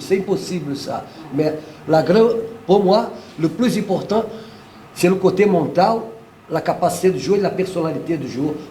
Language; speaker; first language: French; non-native, fluent; Portuguese